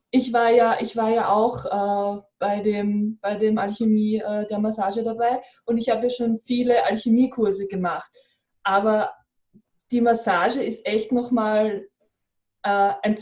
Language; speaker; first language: German; native; German